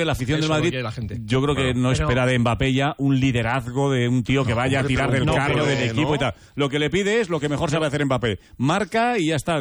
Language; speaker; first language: Spanish; native; Spanish